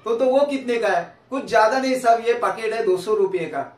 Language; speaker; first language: Hindi; non-native, local second language; Marathi